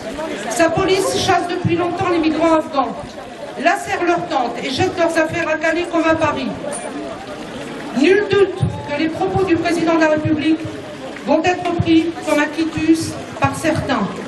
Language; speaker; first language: French; native; French